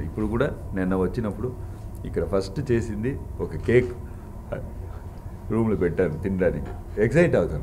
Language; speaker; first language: Telugu; non-native, learner; Tamil